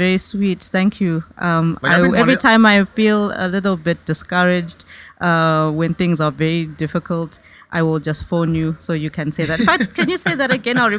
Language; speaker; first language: English; native; English